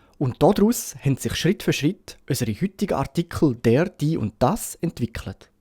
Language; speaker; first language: German; native; German